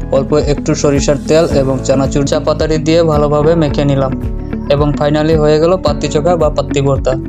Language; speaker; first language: Bangla; non-native, local second language; Sadri